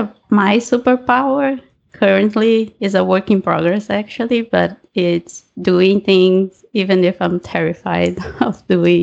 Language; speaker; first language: English; non-native, fluent; Portuguese